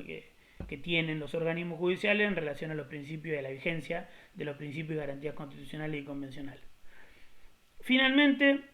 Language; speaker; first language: Spanish; native; Spanish